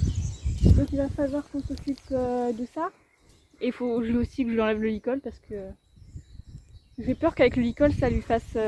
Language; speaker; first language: French; native; French